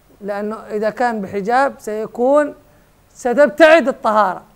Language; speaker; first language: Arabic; non-native, fluent; Indonesian